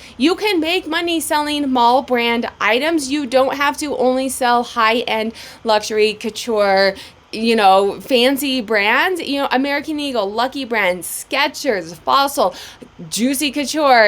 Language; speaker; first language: English; native; English